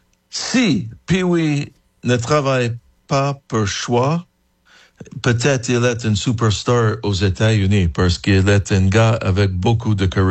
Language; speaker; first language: French; non-native, fluent; English